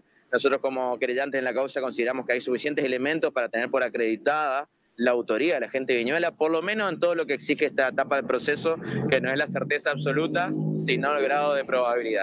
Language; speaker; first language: Spanish; native; Spanish